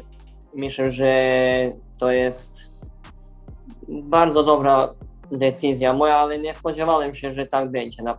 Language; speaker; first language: Polish; non-native, learner; Serbian